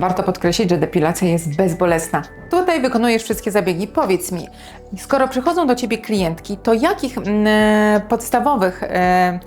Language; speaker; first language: Polish; native; Polish